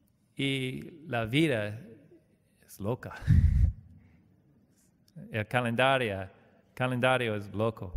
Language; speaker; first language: Spanish; non-native, learner; English